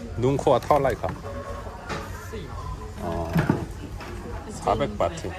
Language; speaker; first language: Korean; native; Korean